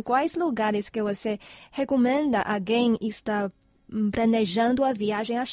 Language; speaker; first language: Portuguese; non-native, fluent; Chinese